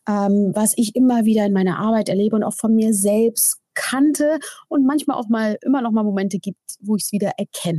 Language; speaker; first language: German; native; German